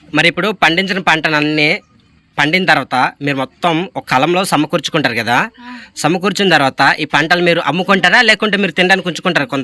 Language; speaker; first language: Telugu; non-native, local second language; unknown